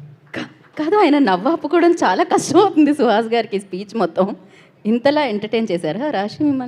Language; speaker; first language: Telugu; native; Telugu